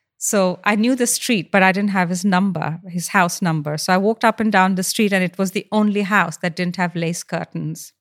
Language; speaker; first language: English; non-native, local second language; Hindi